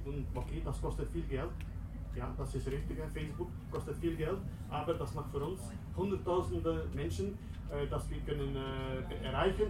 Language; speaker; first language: German; non-native, learner; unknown